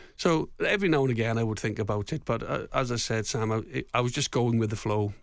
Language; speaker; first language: English; native; English